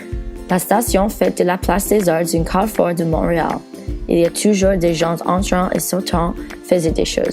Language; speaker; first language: French; non-native, learner; English